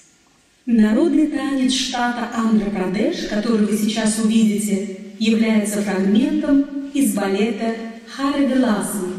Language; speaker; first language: Russian; native; Russian